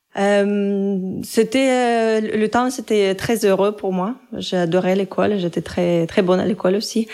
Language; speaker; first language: French; non-native, fluent; Russian